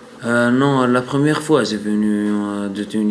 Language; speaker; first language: French; non-native, learner; Arabic